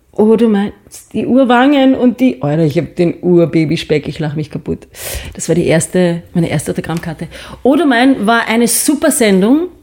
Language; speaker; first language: German; early bilingual, other home language; English